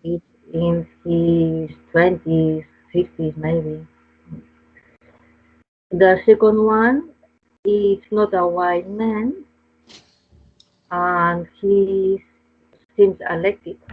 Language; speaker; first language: English; non-native, learner; Spanish